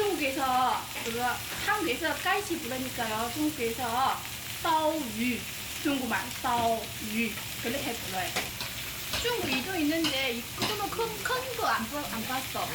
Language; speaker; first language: Korean; non-native, learner; Chinese